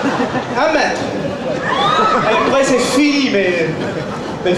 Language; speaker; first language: French; non-native, fluent; English